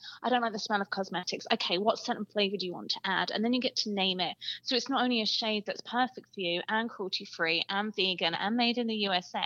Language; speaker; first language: English; native; English